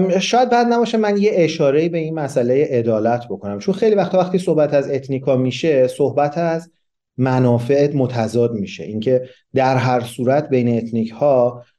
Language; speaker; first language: Persian; non-native, local second language; Kurdish